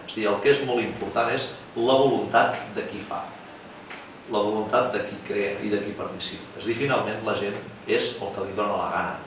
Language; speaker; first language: Catalan; native; Catalan